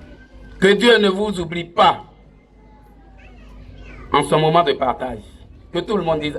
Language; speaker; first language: French; non-native, local second language; Baoulé